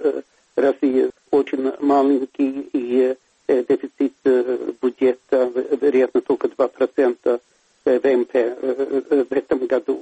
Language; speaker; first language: Russian; non-native, fluent; Swedish